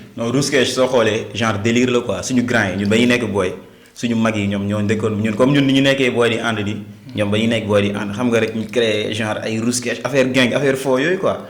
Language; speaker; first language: Wolof; native; Wolof